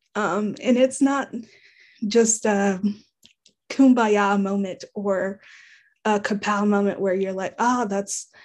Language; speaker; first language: English; early bilingual, other home language; Haitian Creole